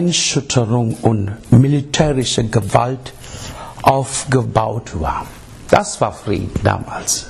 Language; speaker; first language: German; non-native, learner; English